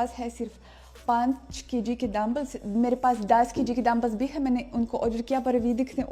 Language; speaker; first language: Hindi; non-native, fluent; Russian